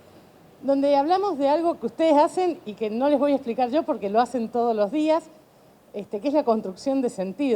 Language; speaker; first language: Spanish; native; Spanish